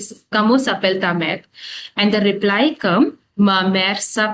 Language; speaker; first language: French; non-native, fluent; Hindi